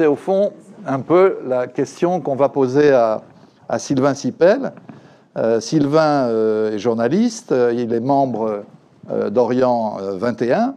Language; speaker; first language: French; native; French